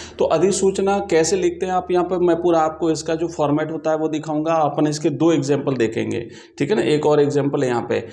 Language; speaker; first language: Hindi; native; Hindi